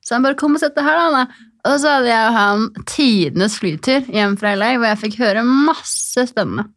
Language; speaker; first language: Norwegian; native; Norwegian